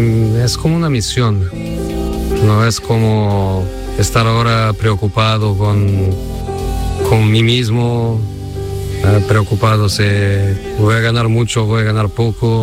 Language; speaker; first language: Spanish; non-native, fluent; Portuguese